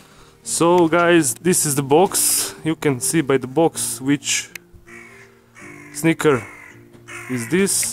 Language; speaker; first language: English; non-native, learner; Croatian